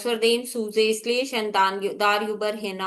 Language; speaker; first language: German; non-native, fluent; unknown